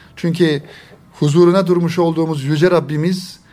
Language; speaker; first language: Turkish; native; Turkish